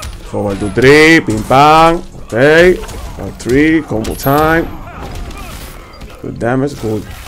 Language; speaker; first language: English; non-native, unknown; Spanish